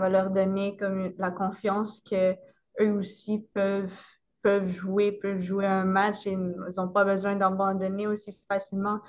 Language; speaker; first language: French; non-native, local second language; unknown